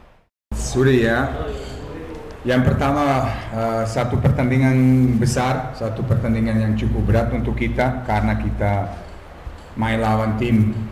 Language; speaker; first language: Indonesian; non-native, fluent; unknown